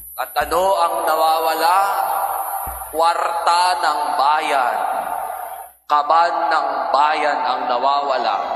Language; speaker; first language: Filipino; non-native, local second language; Pangasinan